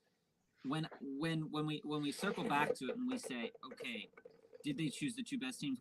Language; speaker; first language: English; native; English